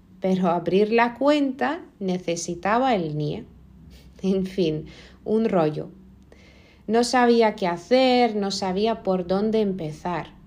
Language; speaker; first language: Spanish; non-native, fluent; Lithuanian